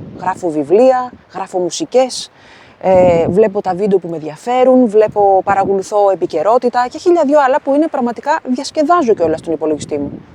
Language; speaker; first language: Greek; native; Greek